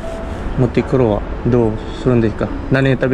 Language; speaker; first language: Japanese; non-native, learner; Filipino